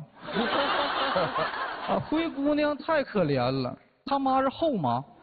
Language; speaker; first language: Chinese; native; Chinese